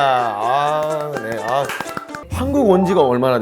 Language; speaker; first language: Korean; native; Korean